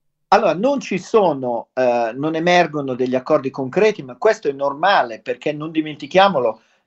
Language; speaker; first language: Italian; native; Italian